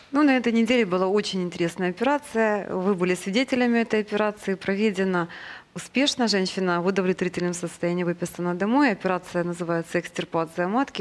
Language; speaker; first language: Russian; native; Russian